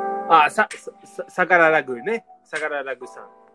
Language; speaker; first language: Japanese; non-native, learner; English